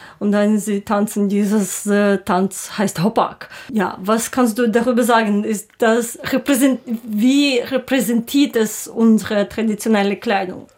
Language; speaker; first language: German; non-native, learner; Ukrainian